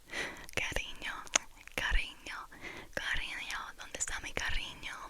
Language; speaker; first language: Spanish; non-native, learner; English